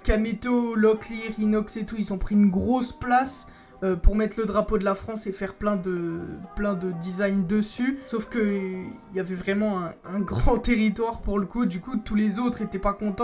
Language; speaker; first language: French; native; French